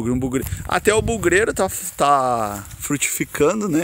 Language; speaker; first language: Portuguese; native; Portuguese